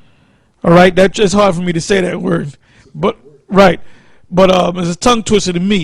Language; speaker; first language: English; native; English